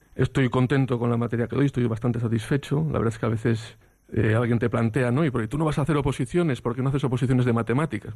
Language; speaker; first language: Spanish; native; Spanish